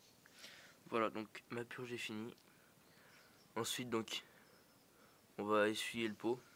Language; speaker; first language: French; native; French